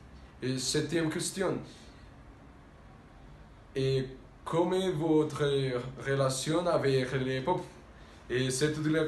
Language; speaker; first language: French; non-native, learner; Spanish